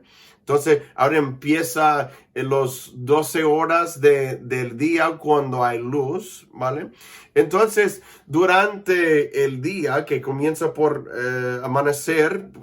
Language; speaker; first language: Spanish; non-native, fluent; English